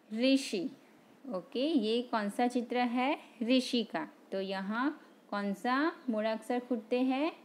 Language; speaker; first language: Hindi; non-native, local second language; Gujarati